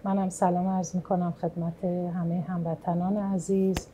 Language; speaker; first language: Persian; native; Persian